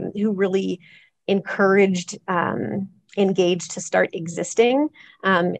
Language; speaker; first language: English; native; English